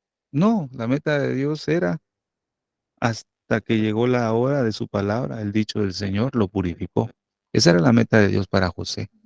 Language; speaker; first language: Spanish; native; Spanish